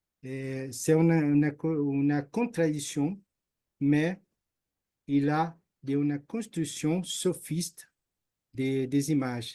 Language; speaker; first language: French; non-native, learner; Portuguese